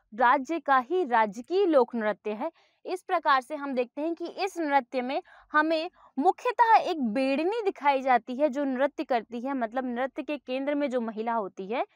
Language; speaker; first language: Hindi; native; Hindi